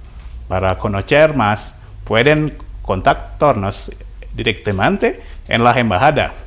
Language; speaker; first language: Spanish; non-native, fluent; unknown